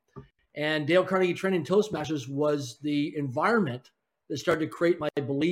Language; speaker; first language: English; native; English